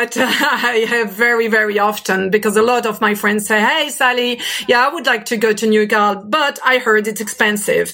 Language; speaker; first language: English; non-native, fluent; French